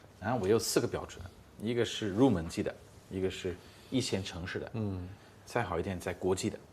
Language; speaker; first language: Chinese; non-native, fluent; English